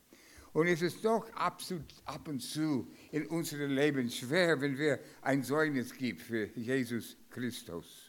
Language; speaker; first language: German; non-native, fluent; English